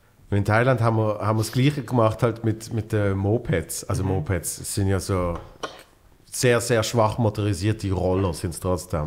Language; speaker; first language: German; native; German